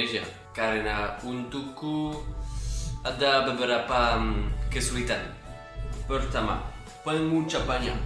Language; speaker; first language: Indonesian; non-native, learner; French